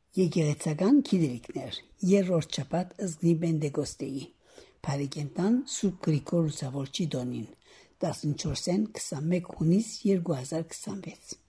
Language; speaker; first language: Armenian; native; Armenian